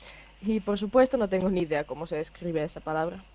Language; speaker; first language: Spanish; non-native, fluent; Finnish